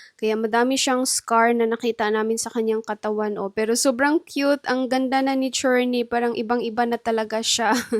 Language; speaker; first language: Filipino; native; Filipino